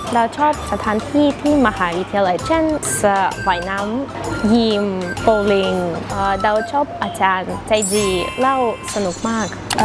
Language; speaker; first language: Thai; non-native, learner; Russian